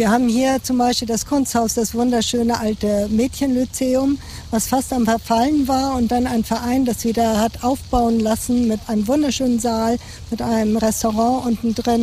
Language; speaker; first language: German; native; German